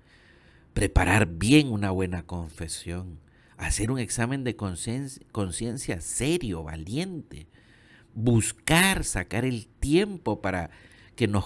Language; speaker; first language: Spanish; native; Spanish